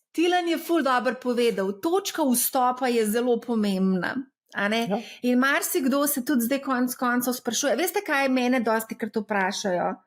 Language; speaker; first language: Slovenian; native; Slovenian